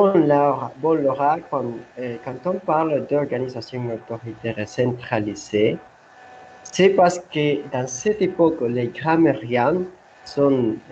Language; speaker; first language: French; non-native, learner; Spanish